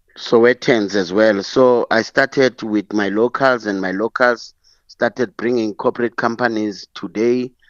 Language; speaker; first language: English; non-native, local second language; Xhosa